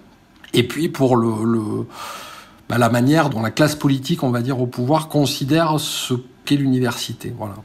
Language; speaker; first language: French; native; French